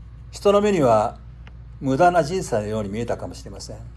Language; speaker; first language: Japanese; native; Japanese